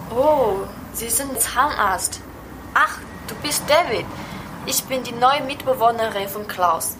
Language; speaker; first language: German; non-native, learner; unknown